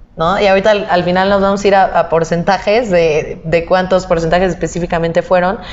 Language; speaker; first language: Spanish; native; Spanish